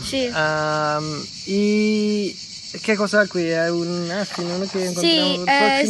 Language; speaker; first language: Italian; non-native, learner; Spanish